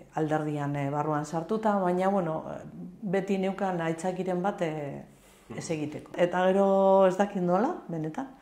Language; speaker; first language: Basque; non-native, local second language; Spanish